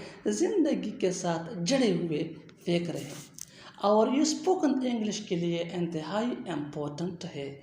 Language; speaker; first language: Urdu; non-native, local second language; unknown